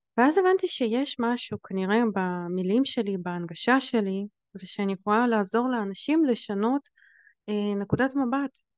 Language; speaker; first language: Hebrew; early bilingual, other home language; Russian